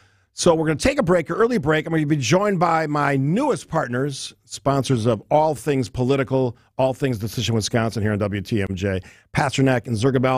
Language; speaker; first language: English; native; English